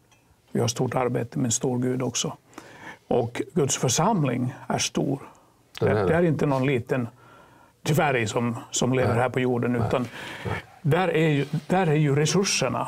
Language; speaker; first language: Swedish; non-native, fluent; Finnish